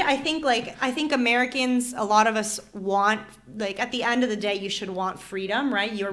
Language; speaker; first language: English; native; English